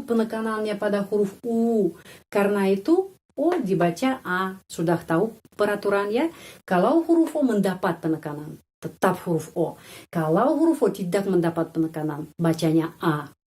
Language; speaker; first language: Indonesian; non-native, fluent; Russian